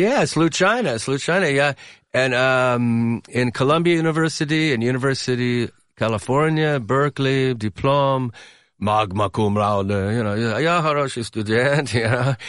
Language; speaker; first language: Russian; non-native, learner; English